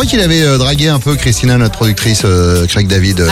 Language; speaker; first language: French; native; French